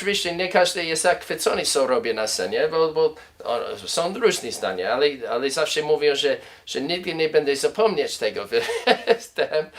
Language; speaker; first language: Polish; non-native, fluent; English